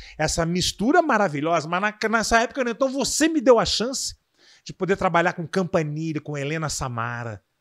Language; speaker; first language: Portuguese; native; Portuguese